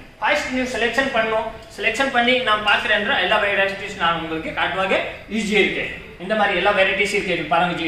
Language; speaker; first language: Tamil; non-native, learner; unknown